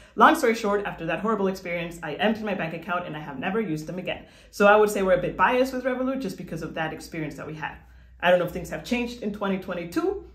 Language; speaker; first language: English; non-native, fluent; Spanish